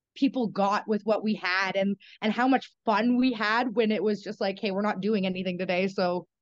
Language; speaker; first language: English; native; English